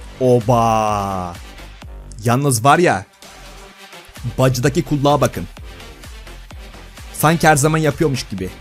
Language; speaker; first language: Turkish; native; Turkish